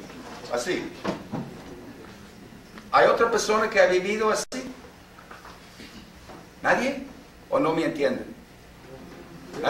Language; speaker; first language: Spanish; non-native, fluent; English